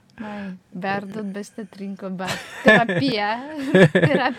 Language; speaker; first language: Basque; non-native, learner; Ukrainian